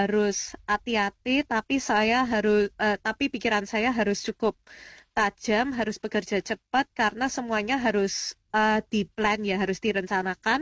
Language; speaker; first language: Indonesian; early bilingual, heritage; Indonesian